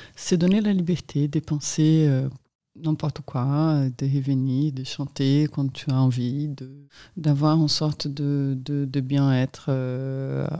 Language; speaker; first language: French; non-native, fluent; Portuguese